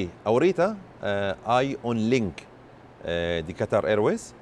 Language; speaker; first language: Spanish; non-native, learner; Arabic